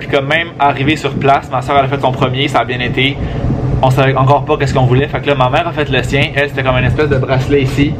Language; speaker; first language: French; native; French